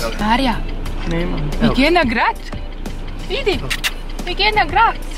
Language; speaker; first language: German; non-native, fluent; Bosnian